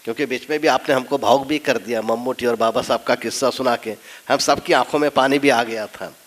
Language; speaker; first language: Hindi; non-native, local second language; Marathi